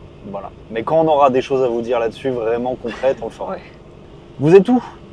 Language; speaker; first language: French; native; French